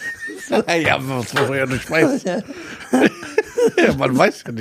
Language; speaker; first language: German; early bilingual, other home language; Persian